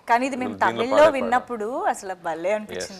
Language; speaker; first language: Telugu; native; Telugu